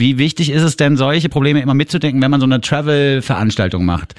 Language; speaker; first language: German; native; German